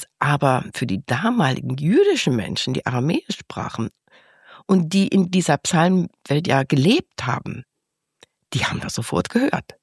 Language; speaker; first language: German; native; German